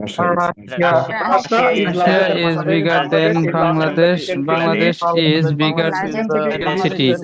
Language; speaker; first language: English; non-native, learner; Bangla